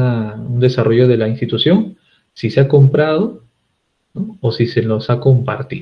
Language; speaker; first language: Spanish; native; Spanish